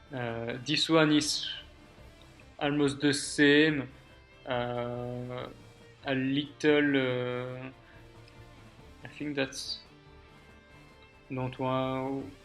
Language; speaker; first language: English; non-native, learner; French